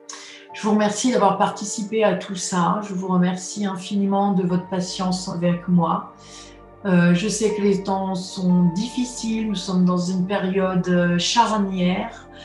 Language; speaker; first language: French; native; French